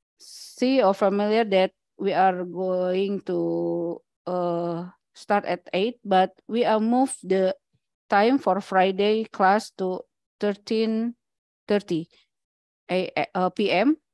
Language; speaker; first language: English; non-native, learner; Indonesian